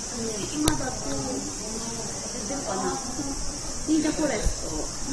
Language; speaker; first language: Japanese; native; Japanese